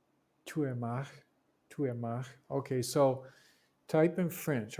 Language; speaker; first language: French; non-native, learner; English